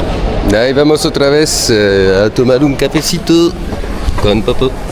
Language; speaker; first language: Spanish; non-native, fluent; French